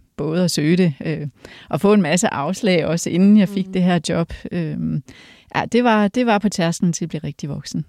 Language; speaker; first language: Danish; early bilingual, other home language; Polish